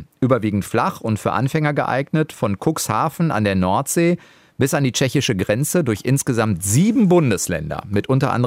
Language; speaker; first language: German; native; German